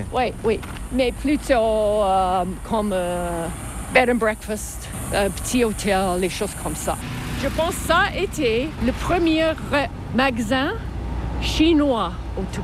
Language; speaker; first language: French; non-native, fluent; English